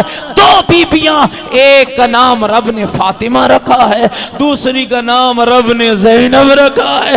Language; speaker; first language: Urdu; native; Urdu